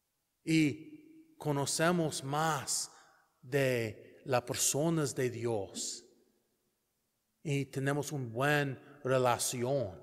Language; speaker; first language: Spanish; non-native, learner; English